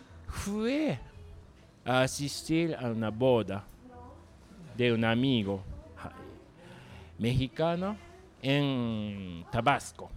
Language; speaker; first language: Spanish; non-native, learner; Japanese